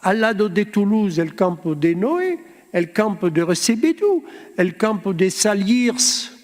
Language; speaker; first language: Spanish; early bilingual, heritage; French